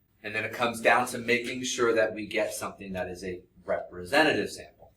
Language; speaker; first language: English; native; English